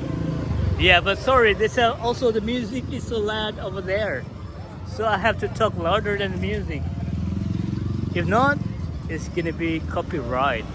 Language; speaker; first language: English; non-native, fluent; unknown